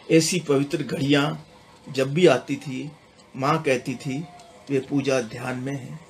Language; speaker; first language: Hindi; non-native, local second language; Sindhi